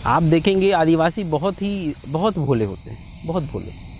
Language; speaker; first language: Hindi; native; Hindi